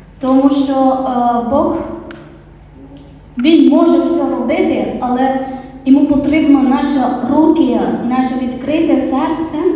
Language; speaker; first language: Ukrainian; non-native, learner; Polish